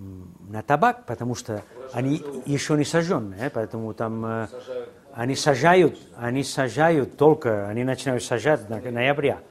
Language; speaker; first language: Russian; non-native, fluent; Spanish